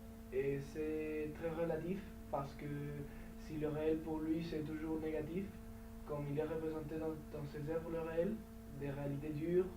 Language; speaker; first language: French; non-native, learner; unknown